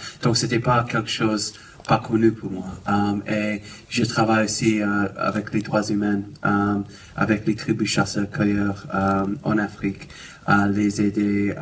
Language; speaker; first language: French; non-native, fluent; English